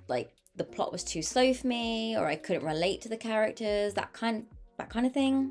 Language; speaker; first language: English; native; English